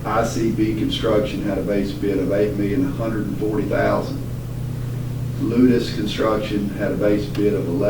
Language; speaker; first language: English; native; English